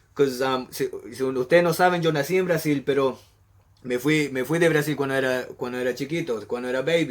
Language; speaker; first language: Spanish; early bilingual, heritage; Spanish